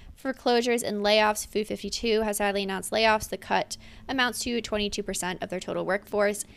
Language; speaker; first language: English; native; English